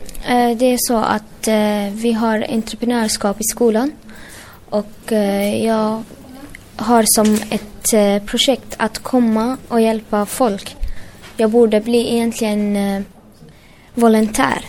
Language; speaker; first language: Swedish; early bilingual, other home language; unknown